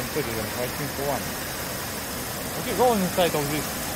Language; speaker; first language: English; non-native, learner; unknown